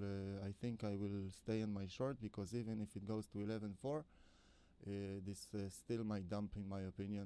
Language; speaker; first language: English; non-native, fluent; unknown